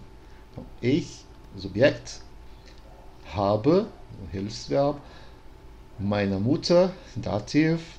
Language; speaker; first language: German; non-native, fluent; Portuguese